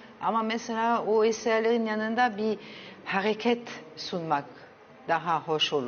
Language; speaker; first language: Turkish; early bilingual, heritage; Turkish